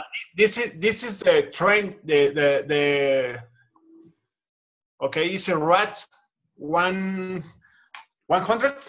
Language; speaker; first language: English; non-native, learner; Spanish